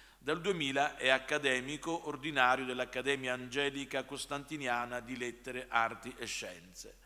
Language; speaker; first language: Italian; native; Italian